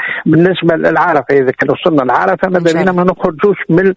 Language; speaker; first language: Arabic; native; Arabic